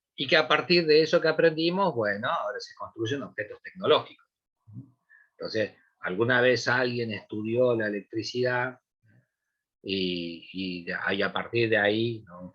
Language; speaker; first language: Spanish; native; Spanish